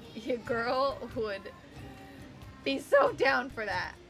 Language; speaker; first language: English; native; English